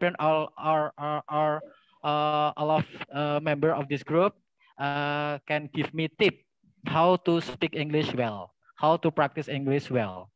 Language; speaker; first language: English; non-native, learner; Indonesian